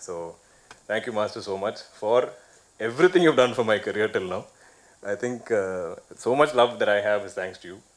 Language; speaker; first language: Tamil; non-native, fluent; Malayalam